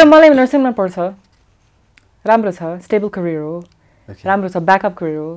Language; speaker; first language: Nepali; early bilingual, heritage; English